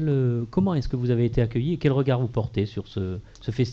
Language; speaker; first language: French; native; French